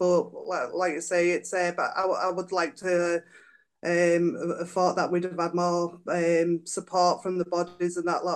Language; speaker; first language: English; native; English